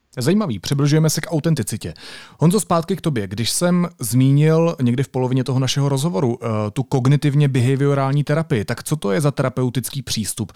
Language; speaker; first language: Czech; native; Czech